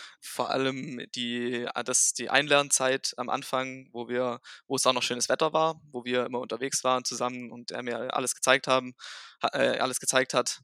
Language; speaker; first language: German; native; German